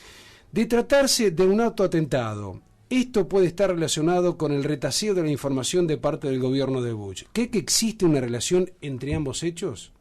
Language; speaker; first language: Spanish; native; Spanish